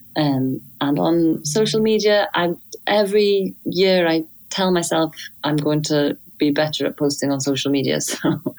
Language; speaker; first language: English; native; English